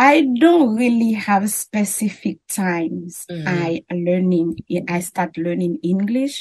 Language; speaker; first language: English; non-native, learner; French